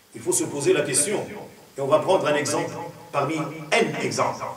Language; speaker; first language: French; non-native, local second language; Arabic